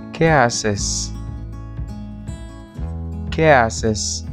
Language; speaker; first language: Spanish; non-native, fluent; Wolof